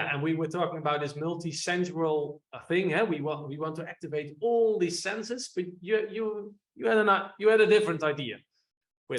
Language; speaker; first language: English; non-native, fluent; Dutch